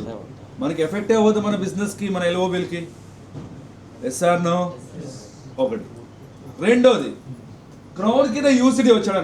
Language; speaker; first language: Telugu; native; Telugu